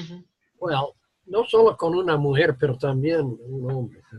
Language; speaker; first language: Spanish; non-native, learner; English